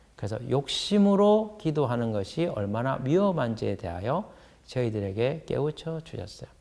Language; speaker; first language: Korean; native; Korean